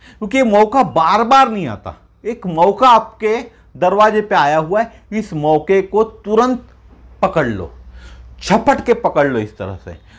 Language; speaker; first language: Hindi; non-native, local second language; Marathi